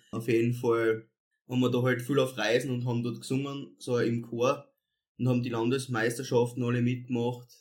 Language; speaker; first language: German; native; German